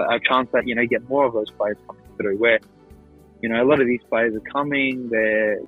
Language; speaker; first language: English; non-native, local second language; Greek